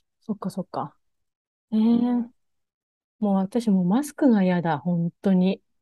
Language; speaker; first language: Japanese; native; Japanese